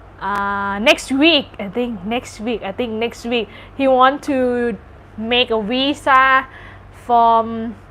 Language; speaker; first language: English; non-native, learner; Thai